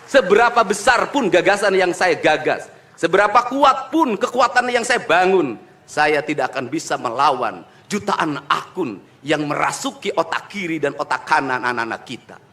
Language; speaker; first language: Indonesian; native; Indonesian